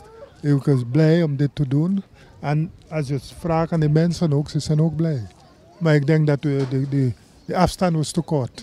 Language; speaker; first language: Dutch; non-native, local second language; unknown